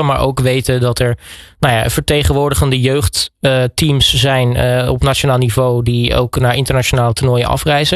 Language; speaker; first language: Dutch; native; Dutch